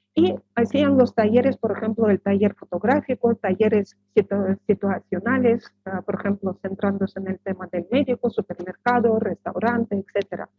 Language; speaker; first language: Spanish; non-native, fluent; Russian